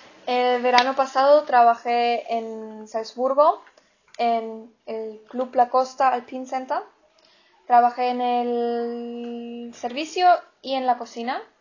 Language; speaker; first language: Spanish; non-native, learner; German